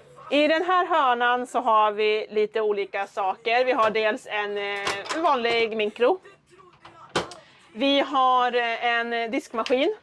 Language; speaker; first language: Swedish; native; Swedish